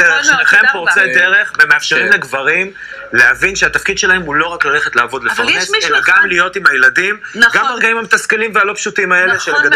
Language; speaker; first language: Hebrew; native; Hebrew